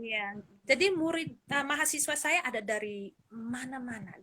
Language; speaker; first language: Indonesian; non-native, fluent; English